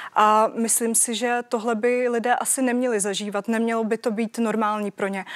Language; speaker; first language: Czech; non-native, fluent; Ukrainian